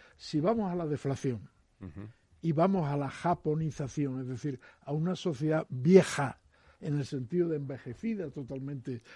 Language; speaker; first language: Spanish; native; Spanish